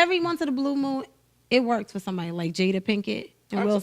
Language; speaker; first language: English; native; English